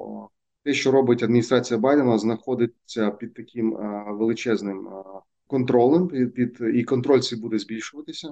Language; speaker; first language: Ukrainian; native; Ukrainian